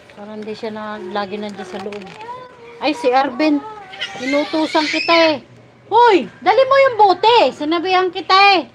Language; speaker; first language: Filipino; native; Filipino